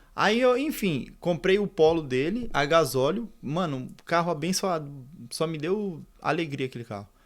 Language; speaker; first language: Portuguese; native; Portuguese